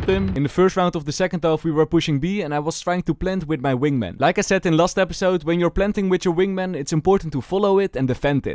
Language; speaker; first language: English; non-native, fluent; Dutch